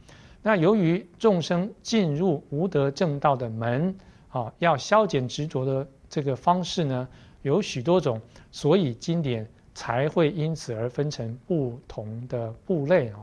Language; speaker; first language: Chinese; native; Chinese